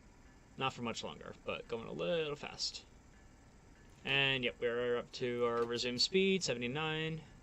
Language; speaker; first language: English; native; English